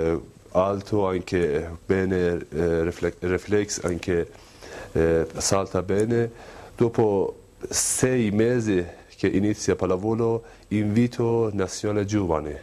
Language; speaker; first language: Italian; non-native, learner; Persian